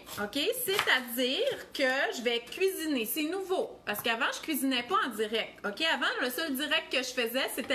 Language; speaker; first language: French; native; French